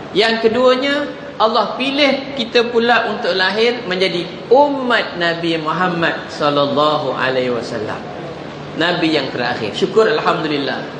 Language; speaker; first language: Malay; non-native, local second language; Javanese